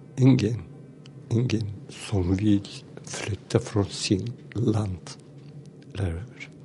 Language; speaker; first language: Swedish; non-native, learner; Turoyo